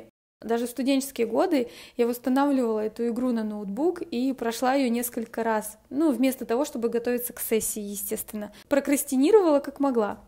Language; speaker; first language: Russian; native; Russian